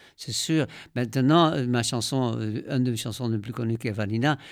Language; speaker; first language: French; non-native, fluent; Dutch